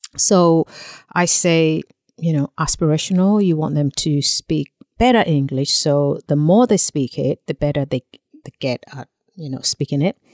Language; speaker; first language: English; non-native, local second language; Yoruba